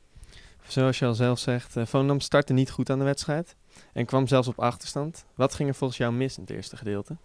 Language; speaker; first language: Dutch; native; Dutch